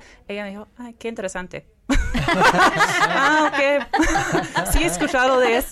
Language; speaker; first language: Spanish; non-native, fluent; English